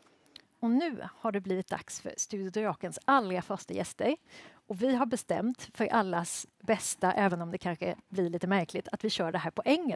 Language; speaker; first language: Swedish; native; Swedish